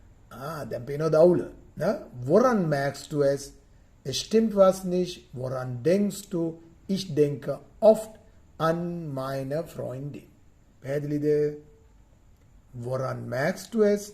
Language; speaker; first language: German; non-native, fluent; Sinhala